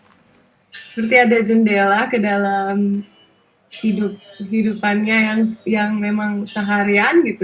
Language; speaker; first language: Indonesian; non-native, local second language; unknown